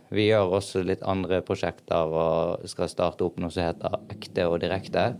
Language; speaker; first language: Norwegian; early bilingual, other home language; Arabic